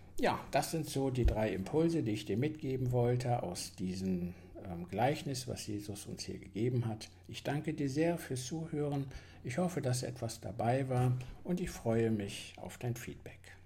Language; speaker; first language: German; native; German